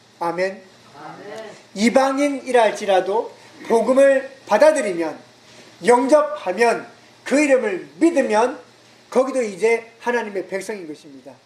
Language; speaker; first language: Korean; native; Korean